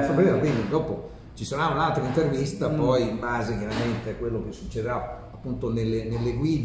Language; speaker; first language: Italian; native; Italian